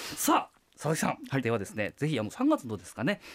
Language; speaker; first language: Japanese; native; Japanese